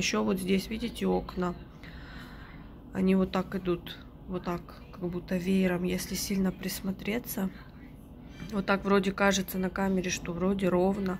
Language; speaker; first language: Russian; native; Russian